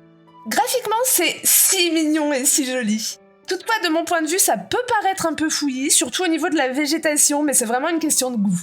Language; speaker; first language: French; native; French